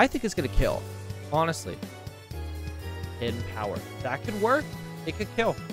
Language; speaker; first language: English; native; English